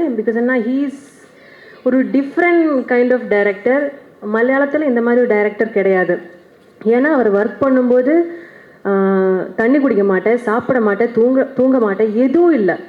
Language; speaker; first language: Tamil; non-native, learner; Malayalam